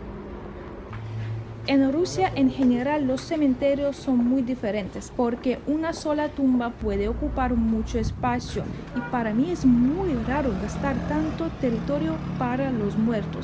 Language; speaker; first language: Spanish; non-native, fluent; Russian